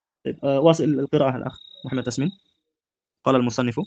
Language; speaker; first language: Arabic; non-native, fluent; Indonesian